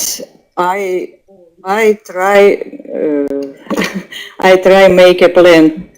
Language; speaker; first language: English; non-native, learner; Russian